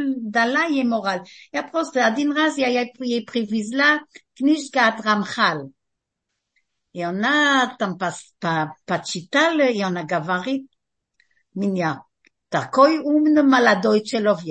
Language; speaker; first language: Russian; early bilingual, heritage; Russian